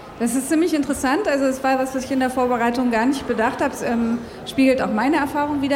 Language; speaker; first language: German; native; German